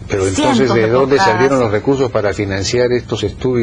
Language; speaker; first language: Spanish; native; Spanish